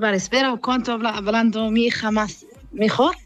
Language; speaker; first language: Spanish; non-native, learner; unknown